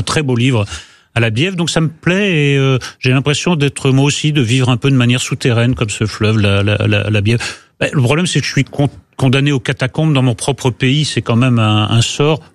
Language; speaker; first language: French; native; French